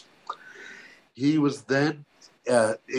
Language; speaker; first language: English; native; English